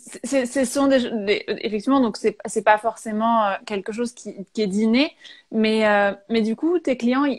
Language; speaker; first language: French; native; French